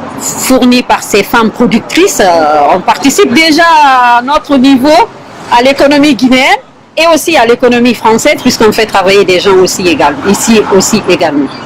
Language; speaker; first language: French; non-native, local second language; Fula